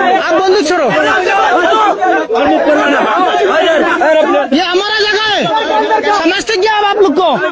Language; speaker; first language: Hindi; non-native, learner; Bangla